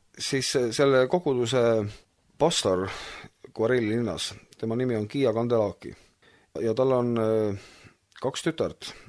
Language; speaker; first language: Estonian; native; Estonian